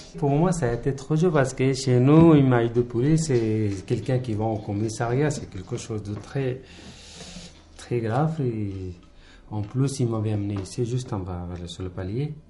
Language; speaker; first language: French; non-native, learner; Punjabi